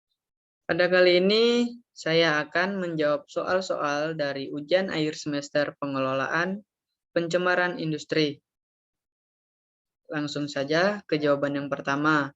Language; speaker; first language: Indonesian; native; Indonesian